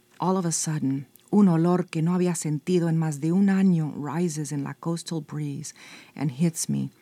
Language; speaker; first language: Spanish; native; Spanish